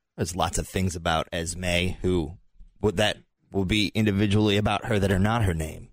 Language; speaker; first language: English; native; English